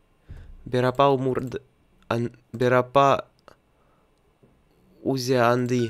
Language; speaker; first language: Indonesian; non-native, learner; Russian